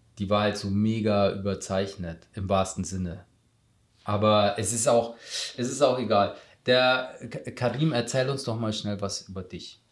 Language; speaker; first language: German; native; German